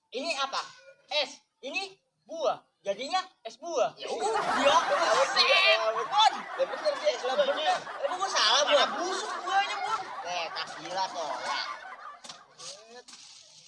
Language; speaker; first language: Indonesian; native; Indonesian